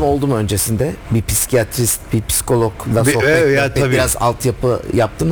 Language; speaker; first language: Turkish; early bilingual, heritage; Turkish